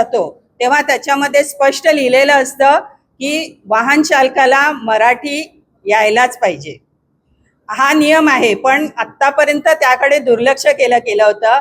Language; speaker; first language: Marathi; native; Marathi